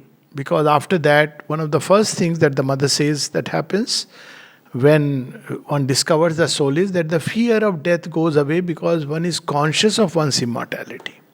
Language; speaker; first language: English; non-native, local second language; Hindi